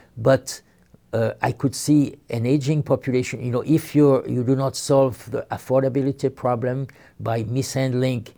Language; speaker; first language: English; non-native, fluent; French